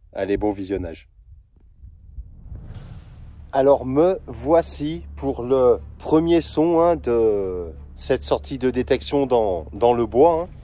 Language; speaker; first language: French; native; French